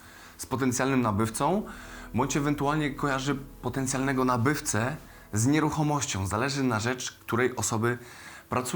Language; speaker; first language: Polish; native; Polish